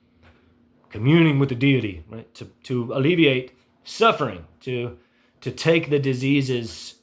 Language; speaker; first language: English; native; English